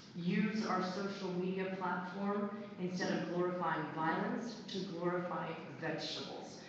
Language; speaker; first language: English; native; English